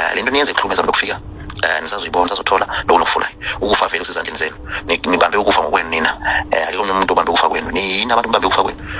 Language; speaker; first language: Zulu; non-native, fluent; Nyanja